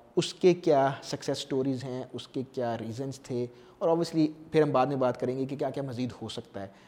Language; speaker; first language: Urdu; native; Urdu